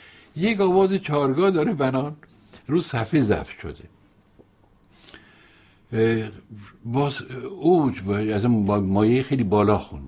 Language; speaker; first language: Persian; native; Persian